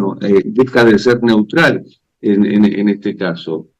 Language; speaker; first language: Spanish; native; Spanish